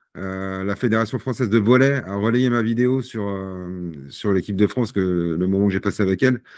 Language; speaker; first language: French; native; French